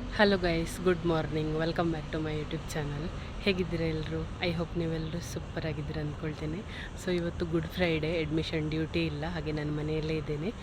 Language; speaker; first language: Kannada; native; Kannada